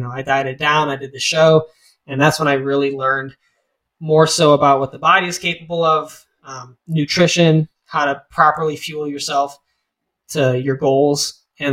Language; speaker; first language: English; native; English